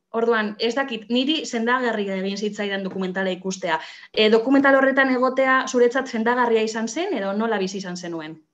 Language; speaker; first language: Basque; non-native, local second language; Spanish